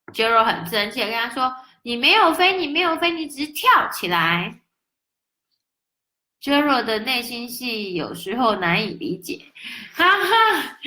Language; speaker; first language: Chinese; native; Chinese